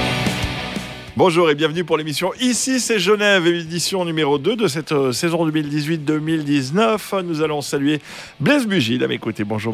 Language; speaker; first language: French; native; French